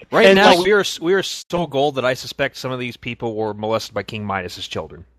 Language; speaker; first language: English; native; English